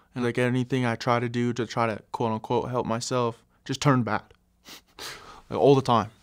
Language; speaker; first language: English; native; English